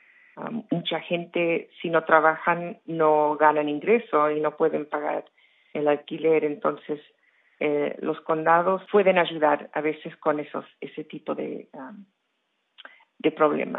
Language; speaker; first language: Spanish; early bilingual, heritage; Spanish